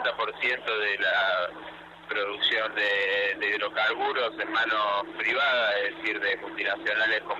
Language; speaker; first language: Spanish; native; Spanish